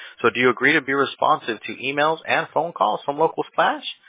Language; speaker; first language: English; native; English